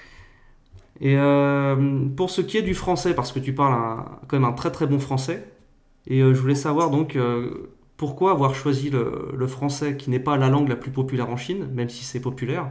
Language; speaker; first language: French; native; French